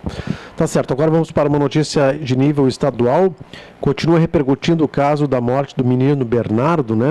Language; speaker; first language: Portuguese; native; Portuguese